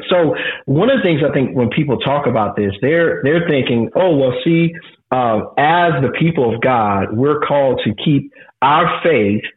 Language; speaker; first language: English; native; English